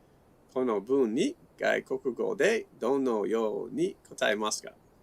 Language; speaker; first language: Japanese; non-native, learner; English